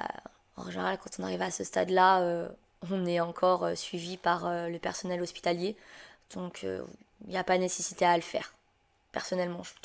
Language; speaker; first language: French; native; French